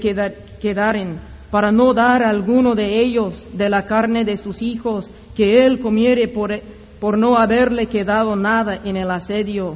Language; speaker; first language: Spanish; non-native, fluent; English